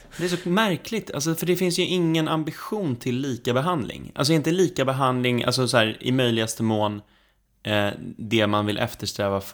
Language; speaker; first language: Swedish; native; Swedish